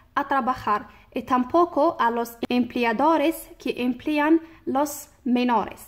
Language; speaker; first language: Spanish; non-native, fluent; Arabic